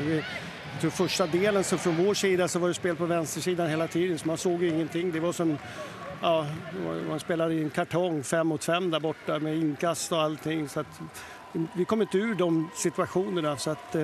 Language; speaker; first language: Swedish; native; Swedish